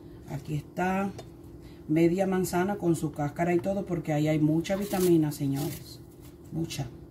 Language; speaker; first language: Spanish; native; Spanish